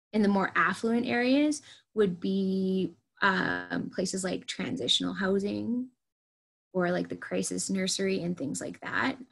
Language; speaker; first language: English; native; English